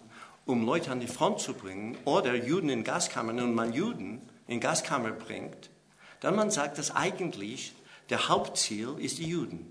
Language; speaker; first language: German; non-native, fluent; English